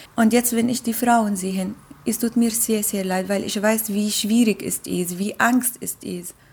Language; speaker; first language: German; non-native, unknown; Arabic